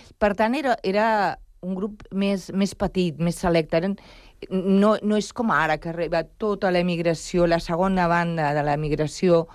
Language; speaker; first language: Catalan; non-native, local second language; Spanish